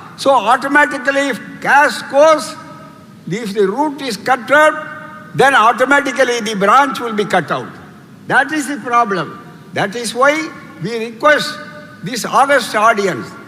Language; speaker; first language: English; non-native, local second language; Tamil